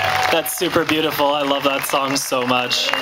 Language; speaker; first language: English; native; English